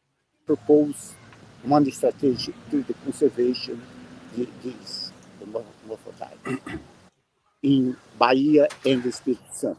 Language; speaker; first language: English; non-native, learner; Portuguese